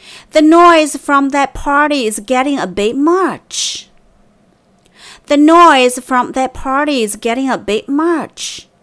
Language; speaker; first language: English; non-native, fluent; Chinese